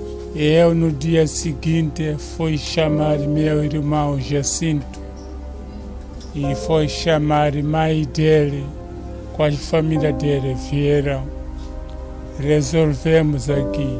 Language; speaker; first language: Portuguese; non-native, local second language; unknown